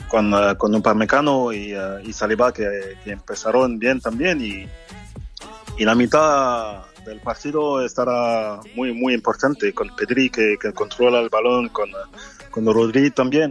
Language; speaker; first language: Spanish; non-native, fluent; French